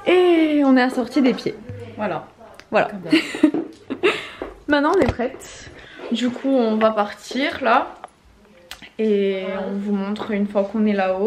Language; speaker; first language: French; native; French